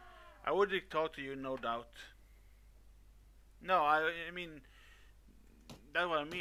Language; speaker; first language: English; non-native, fluent; Swedish